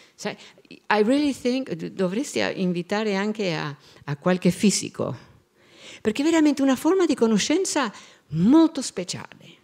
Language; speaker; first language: Italian; non-native, fluent; Spanish